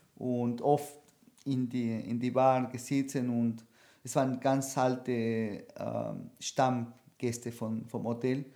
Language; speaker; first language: German; non-native, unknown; Spanish